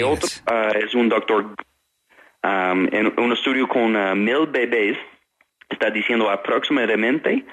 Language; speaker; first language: Spanish; non-native, fluent; English